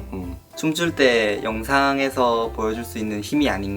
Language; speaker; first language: Korean; native; Korean